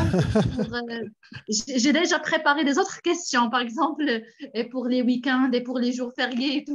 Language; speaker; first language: French; non-native, fluent; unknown